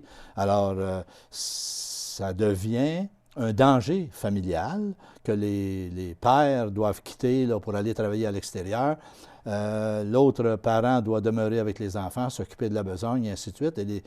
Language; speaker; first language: French; native; French